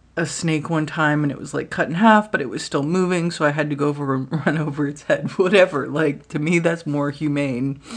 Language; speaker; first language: English; native; English